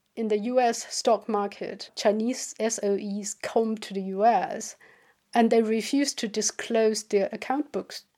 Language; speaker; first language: English; non-native, fluent; Chinese